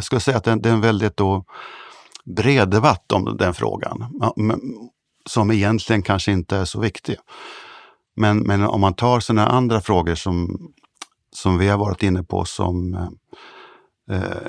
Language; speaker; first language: Swedish; native; Swedish